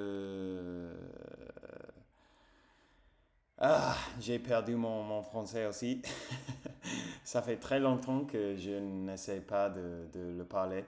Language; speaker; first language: French; non-native, fluent; English